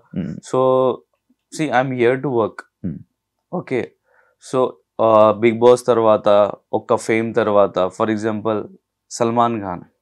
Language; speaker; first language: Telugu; non-native, local second language; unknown